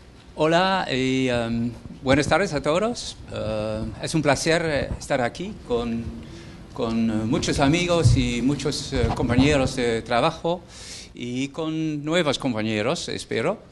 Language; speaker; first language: Spanish; non-native, fluent; Dutch